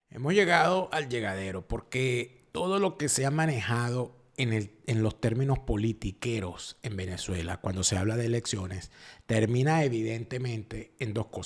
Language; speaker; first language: Spanish; native; Spanish